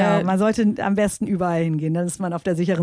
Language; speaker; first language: German; native; German